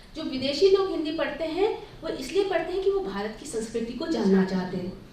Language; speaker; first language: Hindi; native; Hindi